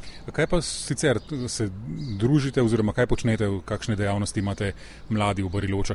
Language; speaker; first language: Slovenian; native; Slovenian